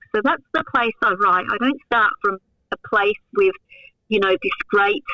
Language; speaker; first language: English; native; English